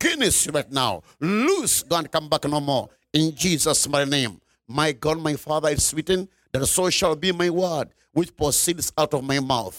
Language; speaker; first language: English; non-native, local second language; Ganda